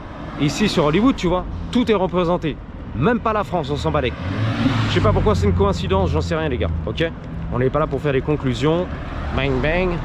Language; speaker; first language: French; native; French